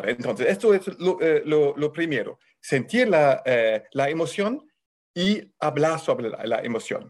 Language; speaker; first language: Spanish; non-native, fluent; German